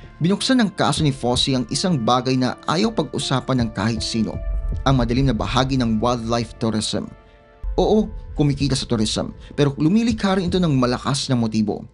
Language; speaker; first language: Filipino; native; Filipino